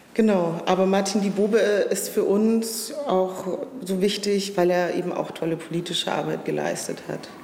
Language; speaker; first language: German; native; German